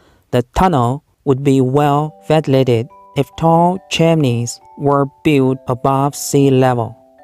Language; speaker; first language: English; non-native, learner; Chinese